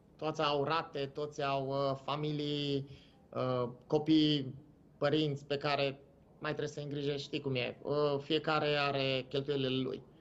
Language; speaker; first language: Romanian; native; Romanian